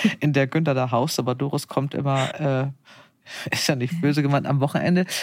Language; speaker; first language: German; native; German